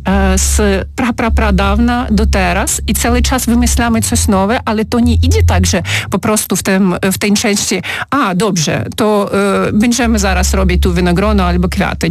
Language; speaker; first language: Polish; non-native, fluent; Ukrainian